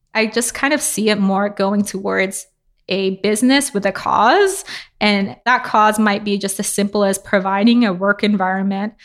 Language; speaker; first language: English; native; English